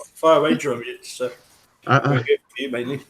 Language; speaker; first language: English; native; English